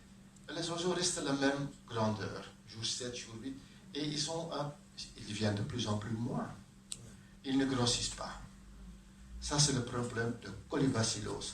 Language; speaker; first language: French; non-native, local second language; Dutch